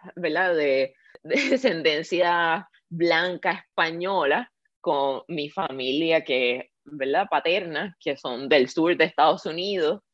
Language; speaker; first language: Spanish; native; Spanish